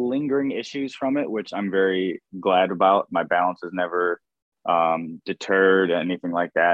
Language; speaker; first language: English; native; English